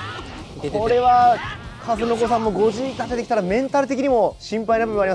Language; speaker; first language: Japanese; native; Japanese